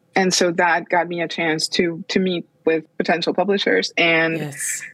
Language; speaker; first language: English; non-native, fluent; Spanish